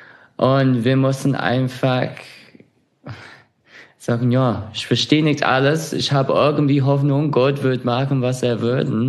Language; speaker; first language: German; non-native, fluent; English